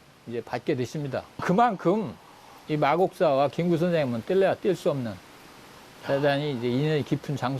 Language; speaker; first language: Korean; native; Korean